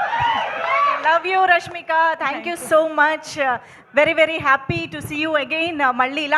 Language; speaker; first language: Telugu; native; Telugu